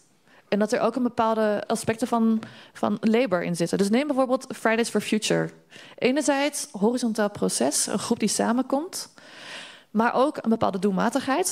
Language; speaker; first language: Dutch; native; Dutch